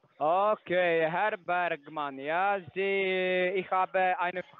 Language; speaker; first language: German; non-native, learner; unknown